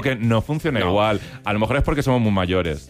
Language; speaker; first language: Spanish; native; Spanish